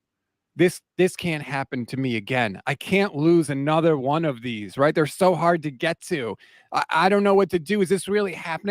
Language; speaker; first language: English; native; English